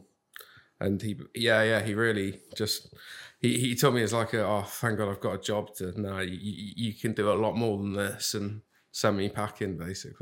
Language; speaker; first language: English; native; English